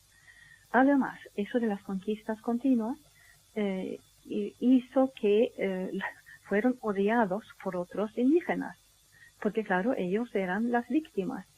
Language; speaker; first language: Spanish; non-native, fluent; Swedish